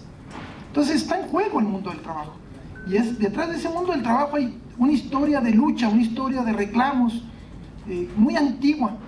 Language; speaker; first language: Spanish; native; Spanish